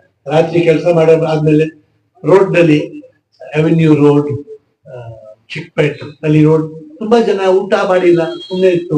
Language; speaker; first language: Kannada; non-native, local second language; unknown